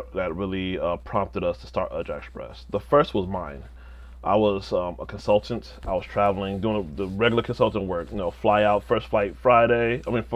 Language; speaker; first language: English; native; English